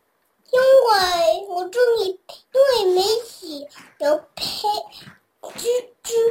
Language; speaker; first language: Chinese; early bilingual, heritage; Cantonese